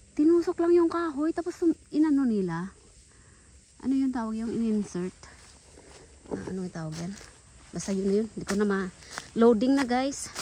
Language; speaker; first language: Filipino; non-native, local second language; Aklanon